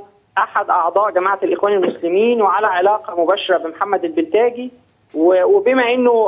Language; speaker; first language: Arabic; native; Arabic